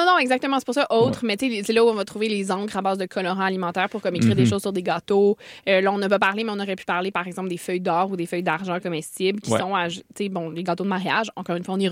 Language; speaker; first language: French; native; French